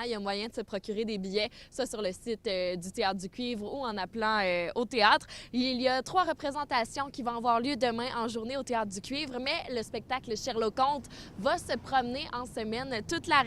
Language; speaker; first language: French; native; French